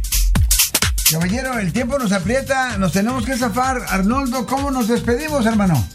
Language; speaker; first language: Spanish; native; Spanish